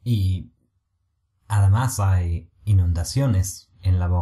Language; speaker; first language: Spanish; non-native, fluent; English